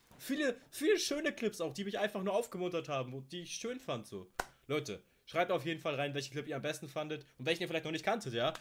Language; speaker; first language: German; native; German